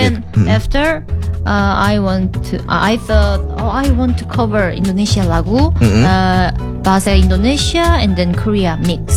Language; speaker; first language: English; non-native, learner; Korean